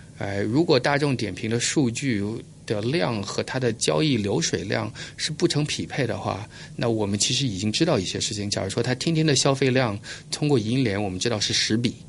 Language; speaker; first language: Chinese; early bilingual, heritage; Chinese